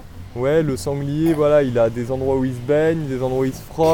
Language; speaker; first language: French; native; French